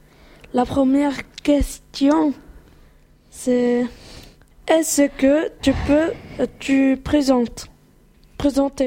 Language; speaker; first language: French; non-native, learner; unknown